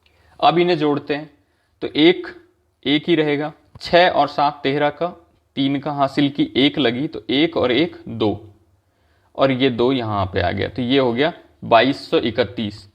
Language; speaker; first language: Hindi; native; Hindi